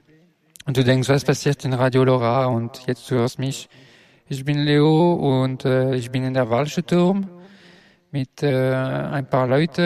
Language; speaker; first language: German; non-native, learner; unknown